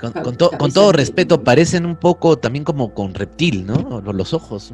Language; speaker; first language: Spanish; native; Spanish